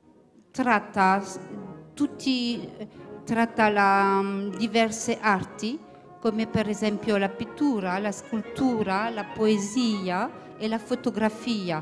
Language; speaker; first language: Italian; early bilingual, heritage; French